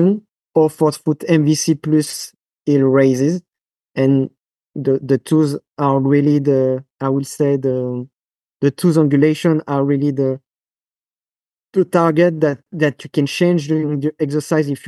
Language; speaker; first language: English; non-native, fluent; French